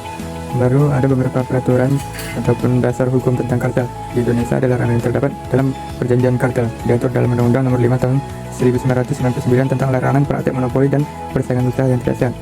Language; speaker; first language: Indonesian; native; Indonesian